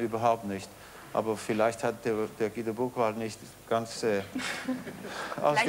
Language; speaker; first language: German; non-native, fluent; Danish